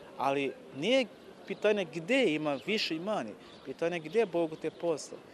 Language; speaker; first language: Bosnian; non-native, learner; Portuguese